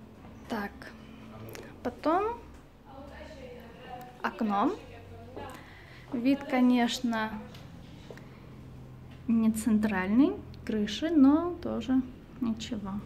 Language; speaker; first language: Russian; non-native, fluent; Armenian